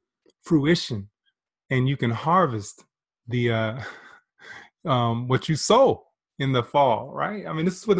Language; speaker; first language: English; native; English